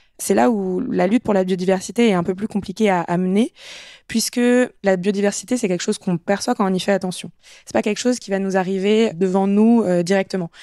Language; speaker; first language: French; native; French